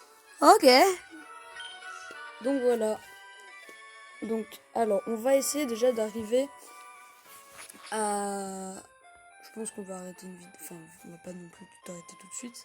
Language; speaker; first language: French; native; French